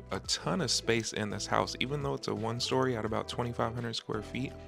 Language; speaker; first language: English; native; English